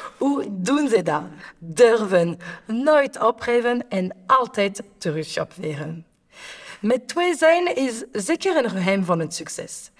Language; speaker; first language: Dutch; non-native, fluent; French